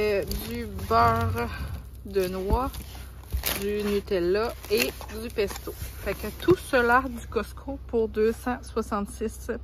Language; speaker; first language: French; native; French